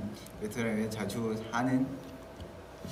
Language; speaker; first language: Korean; non-native, fluent; Vietnamese